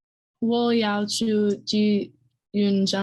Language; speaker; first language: Chinese; non-native, learner; English